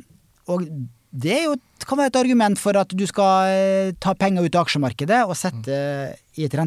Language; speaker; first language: Norwegian; native; Norwegian